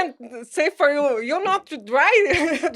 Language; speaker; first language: English; non-native, learner; Portuguese